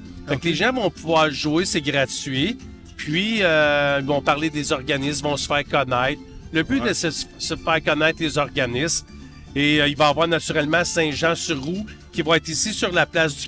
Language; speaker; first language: French; native; French